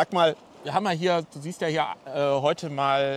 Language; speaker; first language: German; native; German